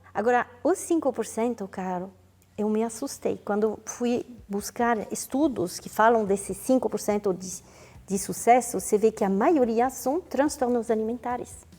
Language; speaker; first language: Portuguese; non-native, fluent; French